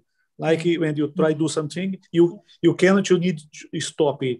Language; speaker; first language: English; non-native, learner; Portuguese